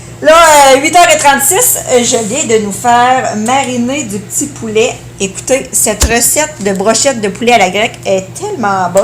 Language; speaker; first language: French; native; French